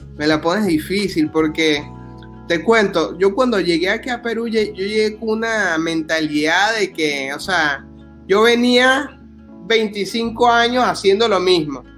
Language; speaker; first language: Spanish; native; Spanish